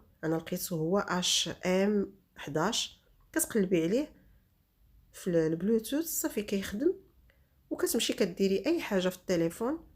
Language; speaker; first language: Arabic; native; Arabic